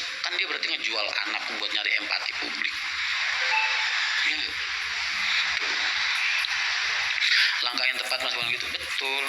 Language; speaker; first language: Indonesian; native; Indonesian